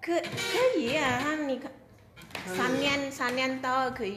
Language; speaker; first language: Chinese; non-native, fluent; Indonesian